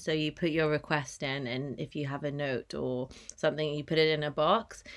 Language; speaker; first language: English; native; English